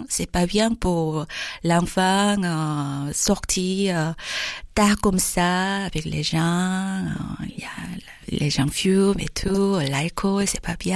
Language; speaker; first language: French; non-native, fluent; Korean